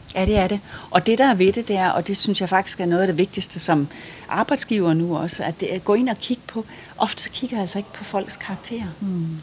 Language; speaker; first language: Danish; native; Danish